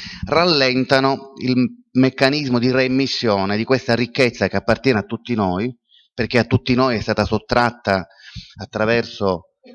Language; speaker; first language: Italian; native; Italian